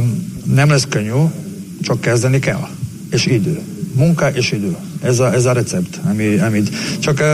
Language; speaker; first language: Hungarian; non-native, fluent; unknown